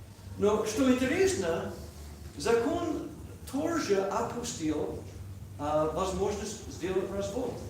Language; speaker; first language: Russian; non-native, learner; English